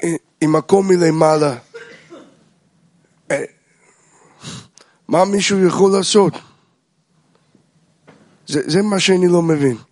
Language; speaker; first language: Hebrew; non-native, fluent; English